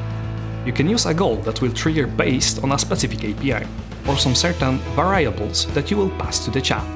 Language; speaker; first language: English; non-native, fluent; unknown